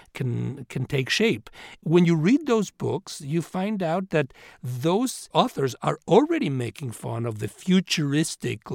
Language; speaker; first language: English; non-native, fluent; Spanish